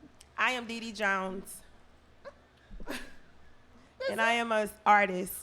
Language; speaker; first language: English; native; English